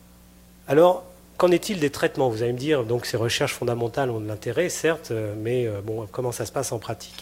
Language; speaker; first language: French; native; French